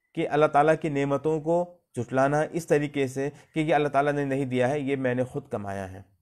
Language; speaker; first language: Hindi; native; Hindi